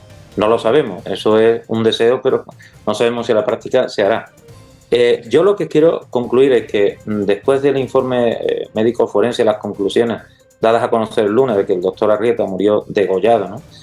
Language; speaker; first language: Spanish; native; Spanish